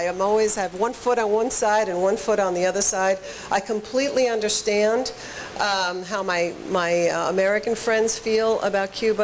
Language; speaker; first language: English; early bilingual, other home language; Spanish